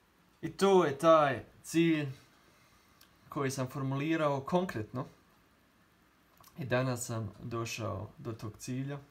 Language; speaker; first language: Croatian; early bilingual, heritage; Croatian